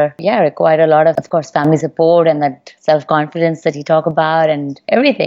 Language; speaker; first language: English; non-native, local second language; Hindi